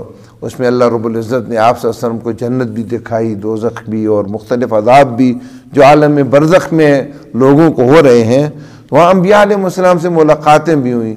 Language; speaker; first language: Urdu; native; Urdu